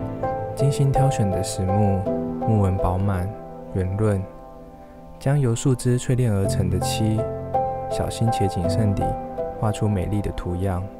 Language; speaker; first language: Chinese; native; Chinese